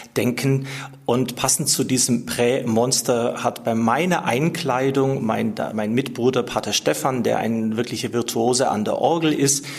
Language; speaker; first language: German; native; German